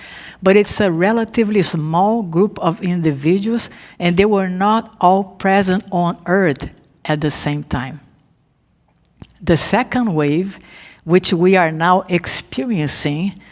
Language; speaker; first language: English; non-native, fluent; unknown